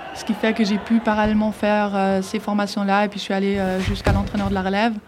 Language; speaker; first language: French; early bilingual, other home language; German